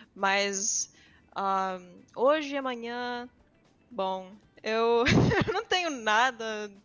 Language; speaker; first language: Portuguese; early bilingual, heritage; English